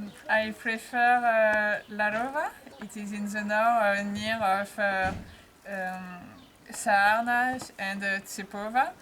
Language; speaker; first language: English; non-native, learner; French